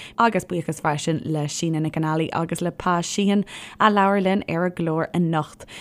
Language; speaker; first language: Irish; native; Irish